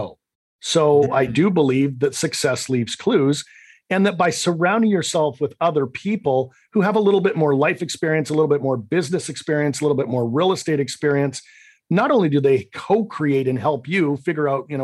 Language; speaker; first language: English; native; English